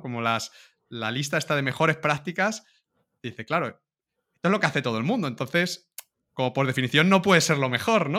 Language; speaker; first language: Spanish; native; Spanish